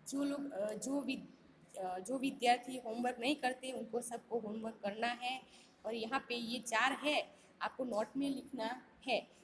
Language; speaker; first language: Hindi; non-native, local second language; Gujarati